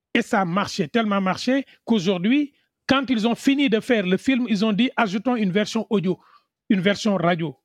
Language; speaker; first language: French; non-native, local second language; Wolof